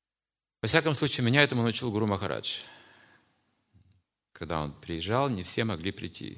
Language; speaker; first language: Russian; native; Russian